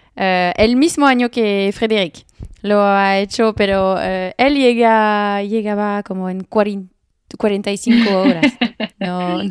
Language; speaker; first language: Spanish; non-native, learner; French